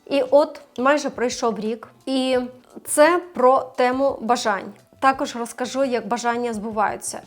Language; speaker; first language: Ukrainian; non-native, local second language; Russian